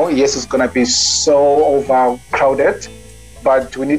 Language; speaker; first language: English; non-native, local second language; Xhosa